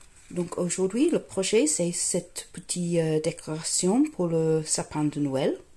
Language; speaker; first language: French; non-native, fluent; English